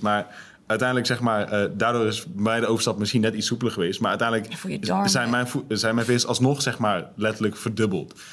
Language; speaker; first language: Dutch; native; Dutch